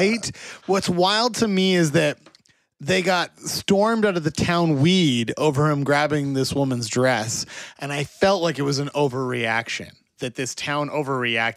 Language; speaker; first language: English; native; English